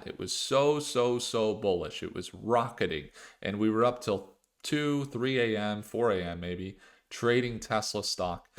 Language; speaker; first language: English; native; English